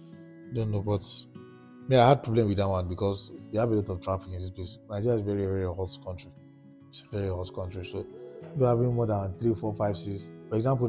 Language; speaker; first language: English; non-native, local second language; Yoruba